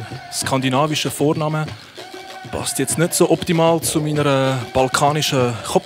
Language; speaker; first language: German; early bilingual, other home language; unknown